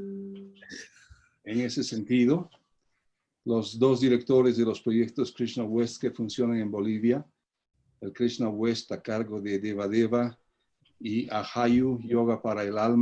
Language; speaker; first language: Spanish; native; Spanish